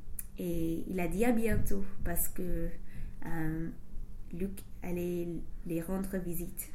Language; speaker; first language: French; non-native, learner; English